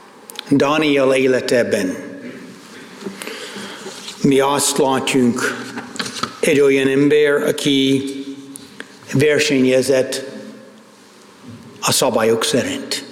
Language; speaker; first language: Hungarian; non-native, fluent; English